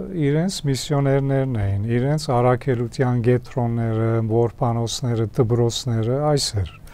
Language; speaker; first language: Armenian; early bilingual, heritage; Armenian